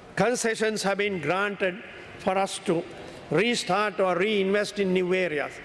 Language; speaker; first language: English; non-native, local second language; Sinhala